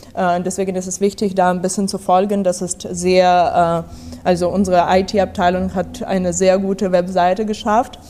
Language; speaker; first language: German; non-native, fluent; Ukrainian